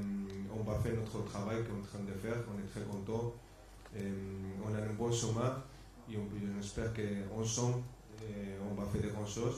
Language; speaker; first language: French; non-native, fluent; Spanish